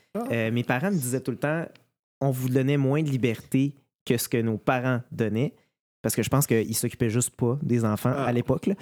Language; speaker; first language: French; native; French